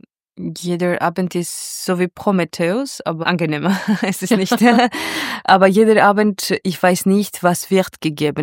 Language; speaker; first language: German; non-native, fluent; Georgian